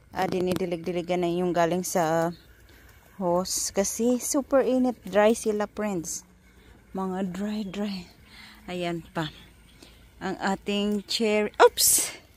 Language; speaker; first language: Filipino; non-native, local second language; Masbatenyo